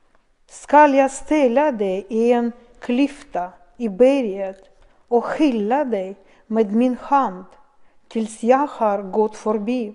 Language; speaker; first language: Swedish; non-native, fluent; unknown